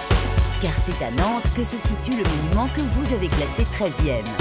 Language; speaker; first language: French; native; French